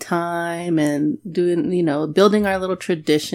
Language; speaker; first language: English; native; English